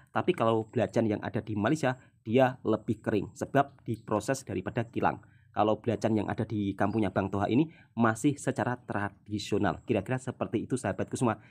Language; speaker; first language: Indonesian; native; Indonesian